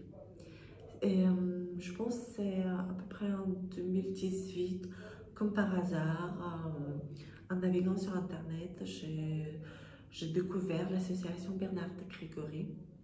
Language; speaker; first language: French; non-native, fluent; Russian